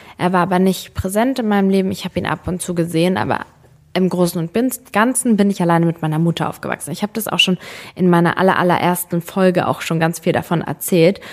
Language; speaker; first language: German; early bilingual, other home language; Serbian